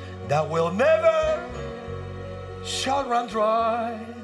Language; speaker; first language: English; early bilingual, other home language; Spanish